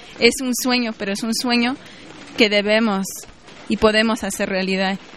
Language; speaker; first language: Spanish; native; Spanish